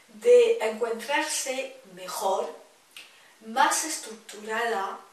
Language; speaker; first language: Spanish; non-native, fluent; French